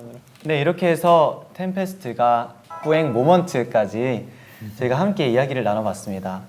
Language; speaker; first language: Korean; native; Korean